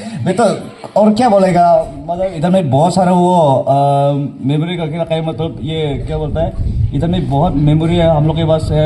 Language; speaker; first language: Hindi; non-native, local second language; Garo